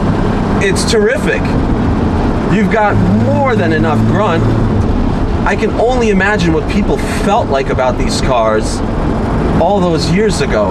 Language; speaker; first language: English; native; English